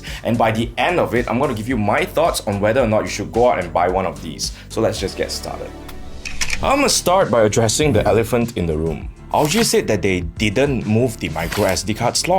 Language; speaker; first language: English; native; English